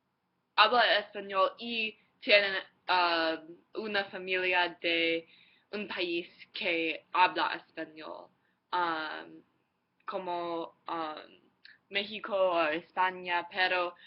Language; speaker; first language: Spanish; non-native, learner; English